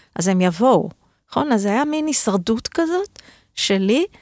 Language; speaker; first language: Hebrew; native; Hebrew